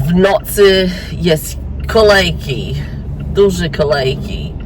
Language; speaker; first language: Polish; early bilingual, heritage; English